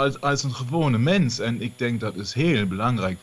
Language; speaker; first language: Dutch; non-native, learner; German